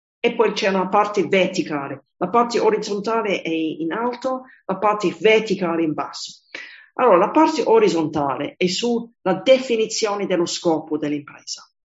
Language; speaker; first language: Italian; non-native, fluent; English